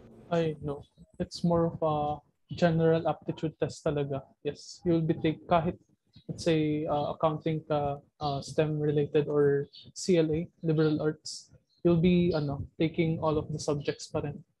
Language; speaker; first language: English; non-native, local second language; Filipino